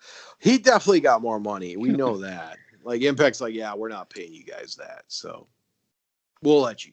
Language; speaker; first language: English; native; English